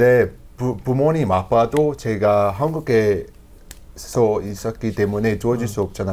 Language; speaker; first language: Korean; non-native, learner; English